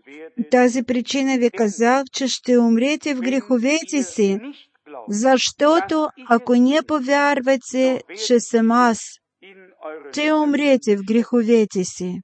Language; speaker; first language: Bulgarian; non-native, fluent; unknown